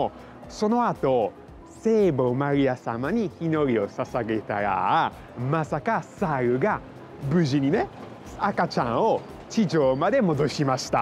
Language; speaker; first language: Japanese; non-native, fluent; Italian